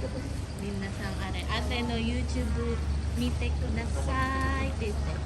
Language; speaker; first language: Japanese; non-native, learner; Filipino